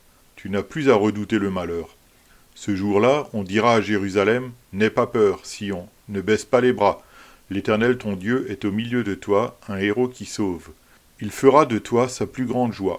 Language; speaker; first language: French; native; French